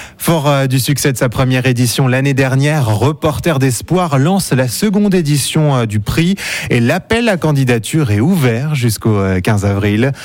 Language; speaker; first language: French; native; French